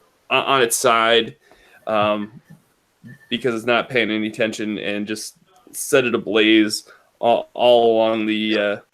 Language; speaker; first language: English; native; English